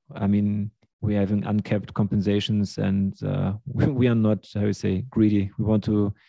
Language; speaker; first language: English; early bilingual, other home language; Russian